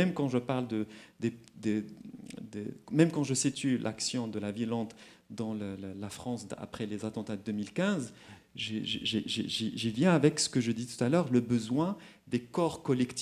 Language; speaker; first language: French; non-native, local second language; Arabic